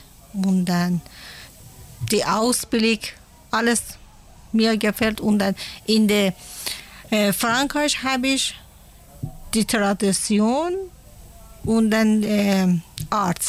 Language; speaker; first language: German; non-native, learner; Persian